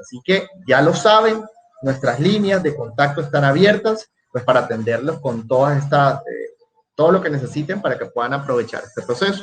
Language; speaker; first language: Spanish; native; Spanish